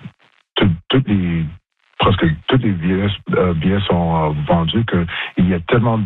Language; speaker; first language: French; non-native, local second language; English